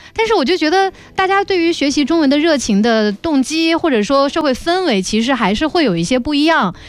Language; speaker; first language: Chinese; native; Chinese